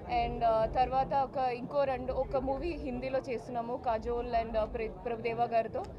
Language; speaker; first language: Telugu; non-native, fluent; Malayalam